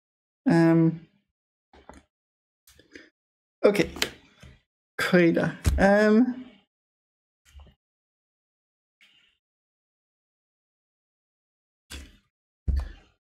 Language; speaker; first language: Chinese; non-native, learner; English